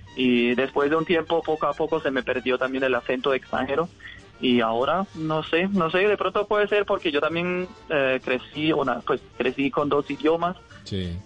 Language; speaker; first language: Spanish; non-native, fluent; German